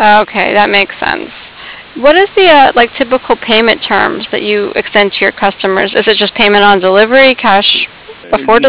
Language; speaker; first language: English; native; English